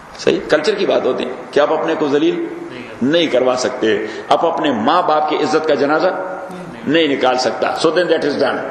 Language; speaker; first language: Urdu; non-native, local second language; Pashto